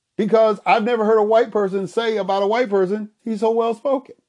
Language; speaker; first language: English; native; English